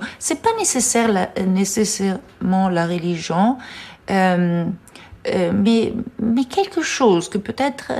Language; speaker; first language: French; non-native, fluent; Italian